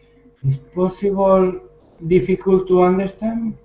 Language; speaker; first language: English; non-native, learner; Spanish